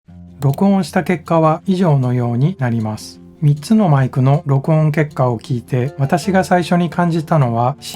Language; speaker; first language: Japanese; native; Japanese